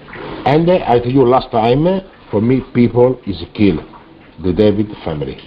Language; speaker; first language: English; non-native, learner; Italian